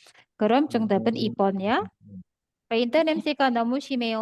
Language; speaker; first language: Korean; non-native, fluent; Indonesian